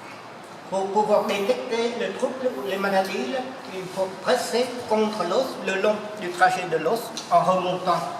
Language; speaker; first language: French; native; French